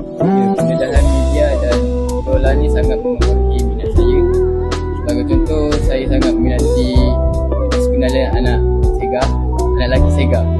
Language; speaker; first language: Malay; native; Malay